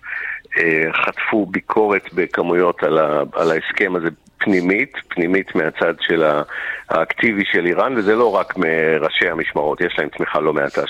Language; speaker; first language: Hebrew; non-native, local second language; English